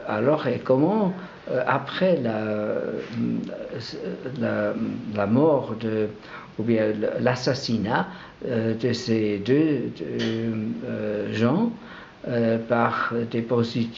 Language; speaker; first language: French; non-native, local second language; German